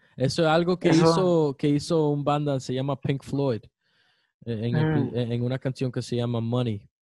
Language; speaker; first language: Spanish; early bilingual, heritage; Spanish